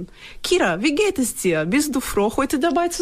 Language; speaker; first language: German; non-native, fluent; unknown